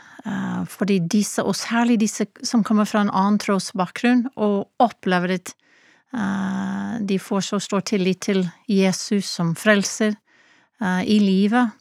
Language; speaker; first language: Norwegian; non-native, fluent; English